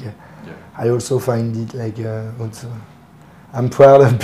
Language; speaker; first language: English; non-native, fluent; French